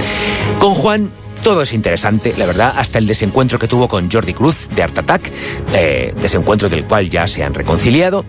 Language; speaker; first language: Spanish; native; Spanish